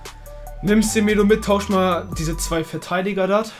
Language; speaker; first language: German; early bilingual, other home language; Turkish